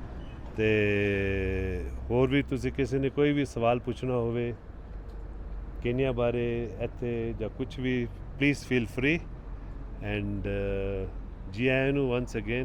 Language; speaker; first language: Punjabi; early bilingual, heritage; Punjabi